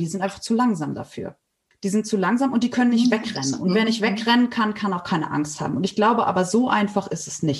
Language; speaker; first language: German; native; German